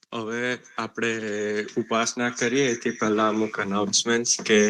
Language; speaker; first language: Gujarati; early bilingual, heritage; Gujarati